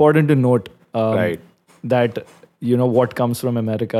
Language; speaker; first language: English; non-native, local second language; Hindi